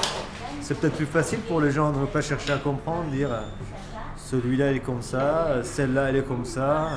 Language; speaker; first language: French; early bilingual, other home language; Persian